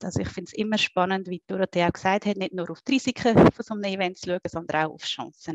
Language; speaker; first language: German; native; German